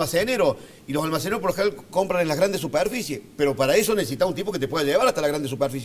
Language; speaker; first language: Spanish; native; Spanish